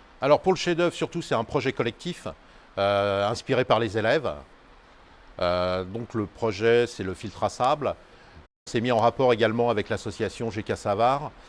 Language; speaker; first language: French; native; French